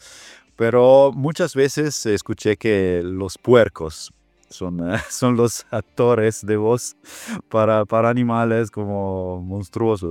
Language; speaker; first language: Spanish; non-native, fluent; Italian